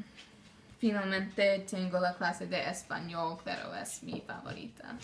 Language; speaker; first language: Spanish; non-native, learner; English